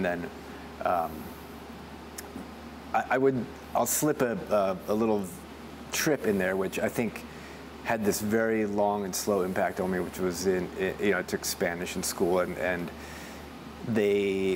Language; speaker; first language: English; native; English